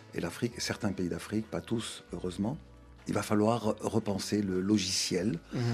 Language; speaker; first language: French; non-native, local second language; Arabic